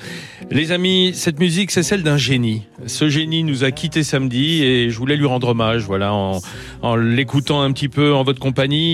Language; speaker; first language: French; native; French